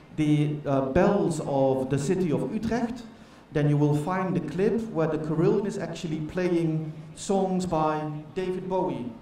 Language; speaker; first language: English; non-native, fluent; Dutch